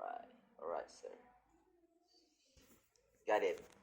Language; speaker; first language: English; non-native, learner; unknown